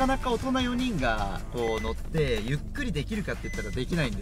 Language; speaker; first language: Japanese; native; Japanese